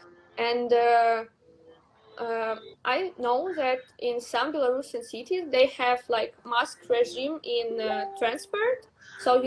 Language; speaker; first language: English; non-native, learner; Russian